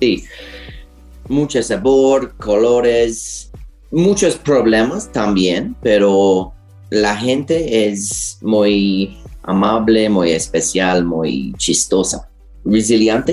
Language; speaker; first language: Spanish; non-native, learner; English